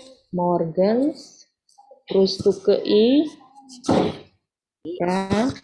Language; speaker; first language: German; non-native, fluent; Indonesian